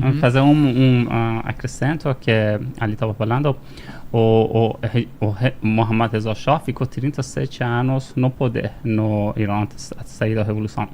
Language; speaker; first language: Portuguese; non-native, fluent; Persian